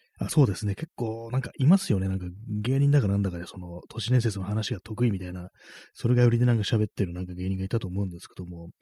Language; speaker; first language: Japanese; native; Japanese